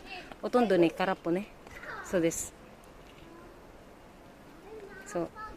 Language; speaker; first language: Japanese; non-native, fluent; Filipino